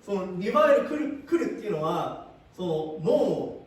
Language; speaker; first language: Japanese; early bilingual, heritage; Japanese